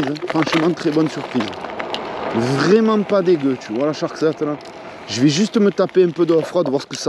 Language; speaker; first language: French; native; French